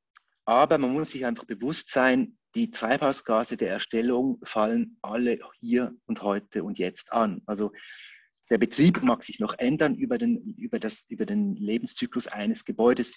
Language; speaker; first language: German; native; German